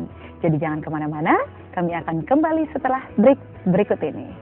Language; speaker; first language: Indonesian; native; Indonesian